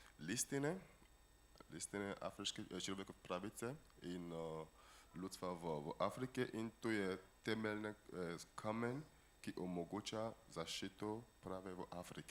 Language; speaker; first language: Slovenian; non-native, fluent; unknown